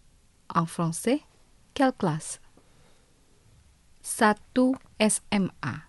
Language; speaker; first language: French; non-native, fluent; Indonesian